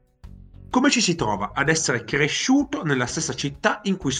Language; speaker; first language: Italian; native; Italian